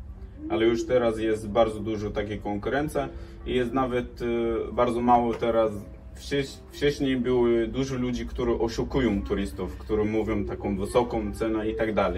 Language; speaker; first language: Polish; non-native, learner; Arabic